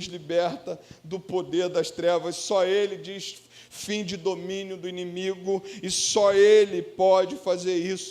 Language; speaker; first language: Portuguese; native; Portuguese